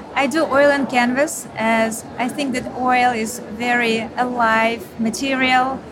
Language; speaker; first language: English; non-native, learner; Ukrainian